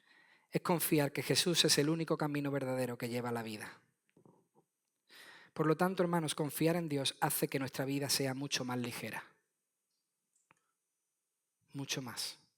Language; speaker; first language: Spanish; native; Spanish